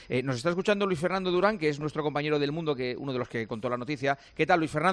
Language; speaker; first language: Spanish; native; Spanish